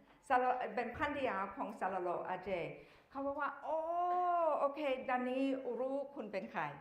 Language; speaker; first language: Thai; non-native, fluent; English